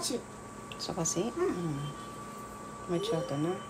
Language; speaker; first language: Japanese; non-native, fluent; Filipino